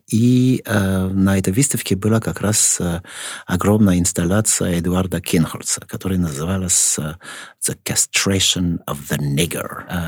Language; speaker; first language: Russian; non-native, fluent; French